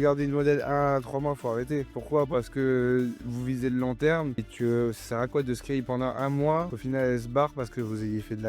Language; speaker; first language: French; native; French